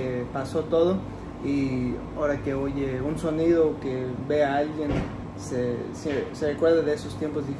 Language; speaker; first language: Spanish; early bilingual, heritage; Spanish